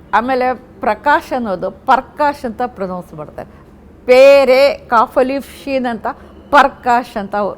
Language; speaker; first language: Kannada; non-native, local second language; Urdu